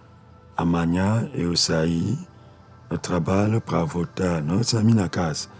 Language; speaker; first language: Portuguese; non-native, learner; Lingala